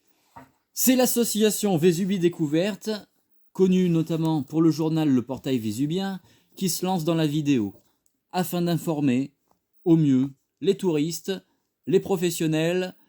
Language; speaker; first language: French; native; French